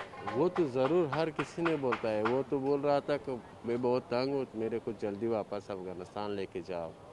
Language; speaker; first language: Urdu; non-native, learner; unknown